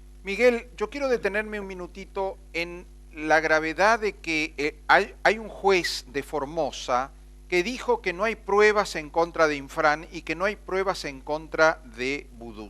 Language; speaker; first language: Spanish; native; Spanish